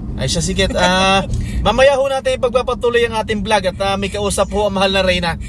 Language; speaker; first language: Filipino; native; Filipino